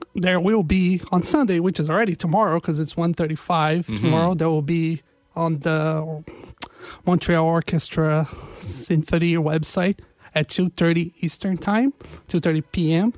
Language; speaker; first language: English; non-native, fluent; Portuguese